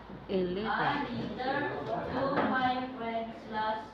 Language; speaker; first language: English; non-native, learner; Indonesian